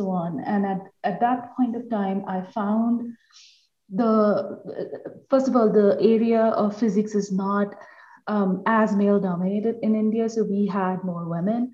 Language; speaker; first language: English; non-native, local second language; Bangla